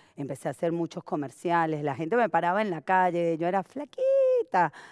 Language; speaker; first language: Spanish; native; Spanish